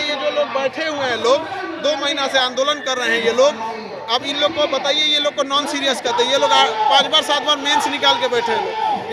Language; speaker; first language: Hindi; non-native, local second language; Bhojpuri